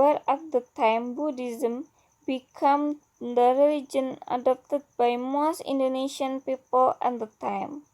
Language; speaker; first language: English; non-native, learner; Indonesian